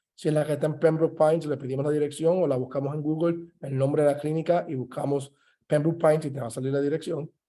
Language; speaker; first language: Spanish; early bilingual, heritage; Spanish